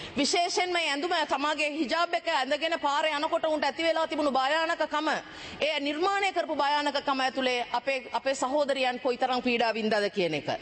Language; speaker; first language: Sinhala; non-native, local second language; Tamil